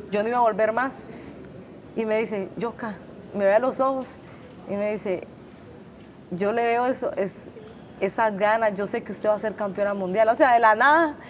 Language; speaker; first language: Spanish; native; Spanish